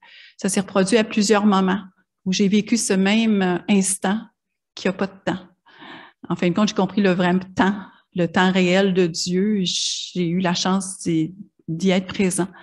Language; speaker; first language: French; native; French